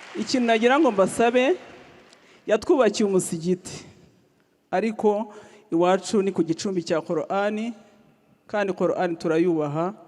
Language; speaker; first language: Kinyarwanda; native; Kinyarwanda